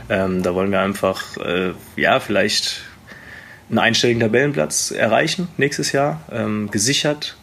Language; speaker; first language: German; native; German